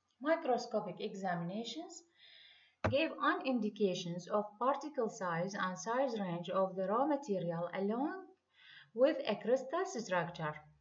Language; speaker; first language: English; non-native, fluent; Arabic